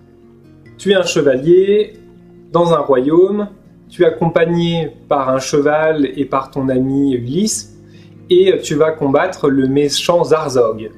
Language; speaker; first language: French; native; French